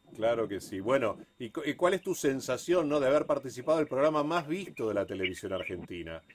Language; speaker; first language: Spanish; native; Spanish